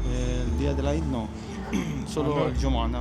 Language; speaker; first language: Spanish; non-native, fluent; Arabic